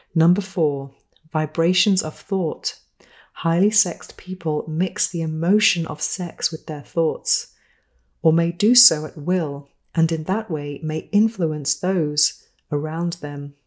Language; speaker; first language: English; native; English